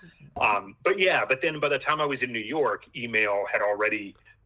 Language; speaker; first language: English; native; English